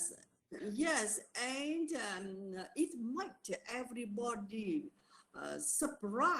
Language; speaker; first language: English; non-native, learner; Vietnamese